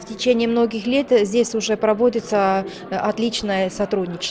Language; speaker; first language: Russian; native; Russian